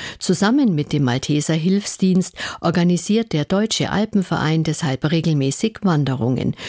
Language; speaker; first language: German; native; German